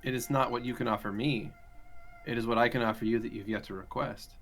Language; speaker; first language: English; native; English